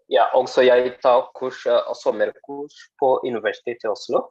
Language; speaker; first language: Norwegian; non-native, learner; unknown